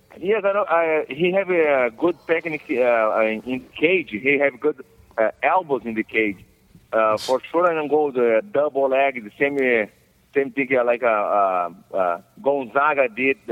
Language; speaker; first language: English; non-native, learner; Portuguese